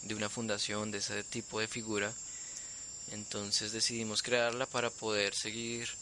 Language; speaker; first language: Spanish; native; Spanish